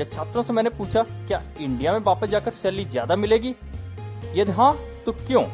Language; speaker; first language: Hindi; native; Hindi